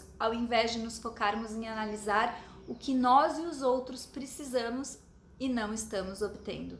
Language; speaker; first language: Portuguese; native; Portuguese